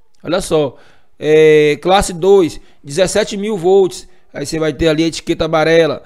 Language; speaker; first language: Portuguese; native; Portuguese